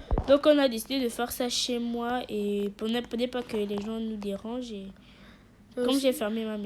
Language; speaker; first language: French; native; French